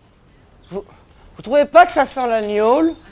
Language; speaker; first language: French; native; French